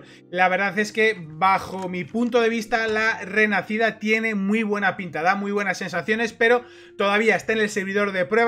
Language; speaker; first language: Spanish; native; Spanish